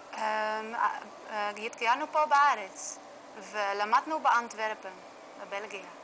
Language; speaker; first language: Hebrew; non-native, learner; Dutch